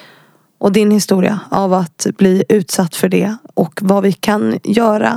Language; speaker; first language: Swedish; native; Swedish